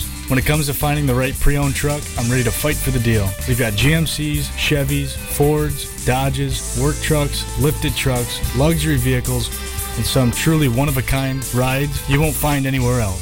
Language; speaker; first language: English; native; English